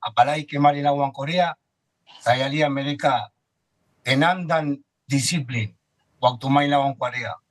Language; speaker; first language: Indonesian; non-native, fluent; Spanish